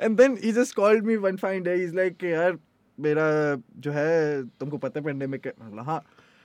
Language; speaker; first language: English; non-native, local second language; Hindi